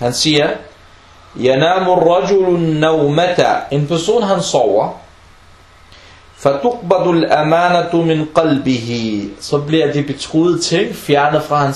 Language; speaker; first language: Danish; early bilingual, other home language; Arabic